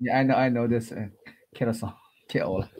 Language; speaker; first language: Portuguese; non-native, learner; Chinese